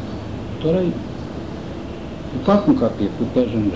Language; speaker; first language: Greek; non-native, local second language; Turkish